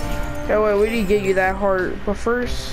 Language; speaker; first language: English; native; English